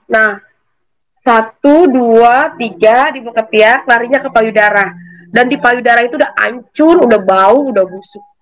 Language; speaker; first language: Indonesian; native; Indonesian